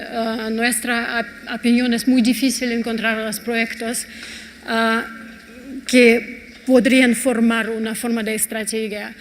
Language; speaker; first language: Spanish; non-native, fluent; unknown